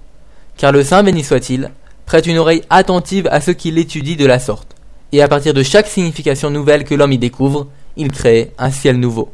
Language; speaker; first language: French; native; French